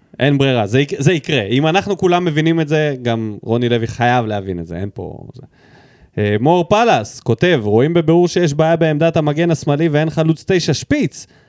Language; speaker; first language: Hebrew; early bilingual, other home language; Russian